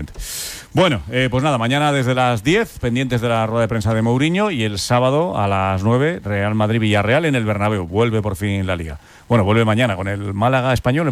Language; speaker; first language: Spanish; native; Spanish